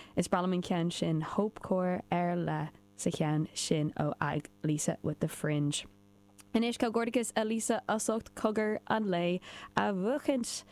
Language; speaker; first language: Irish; non-native, local second language; English